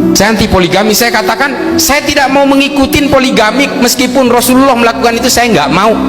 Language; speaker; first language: Indonesian; non-native, local second language; Madurese